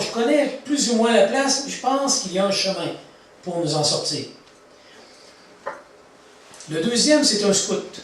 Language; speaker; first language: French; native; French